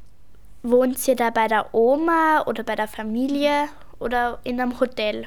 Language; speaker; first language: German; native; German